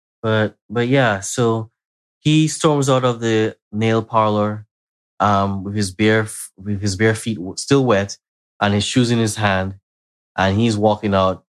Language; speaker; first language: English; native; English